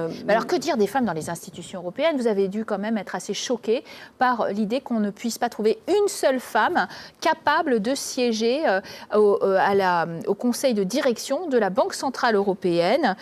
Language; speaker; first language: French; native; French